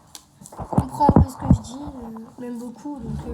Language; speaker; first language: French; native; French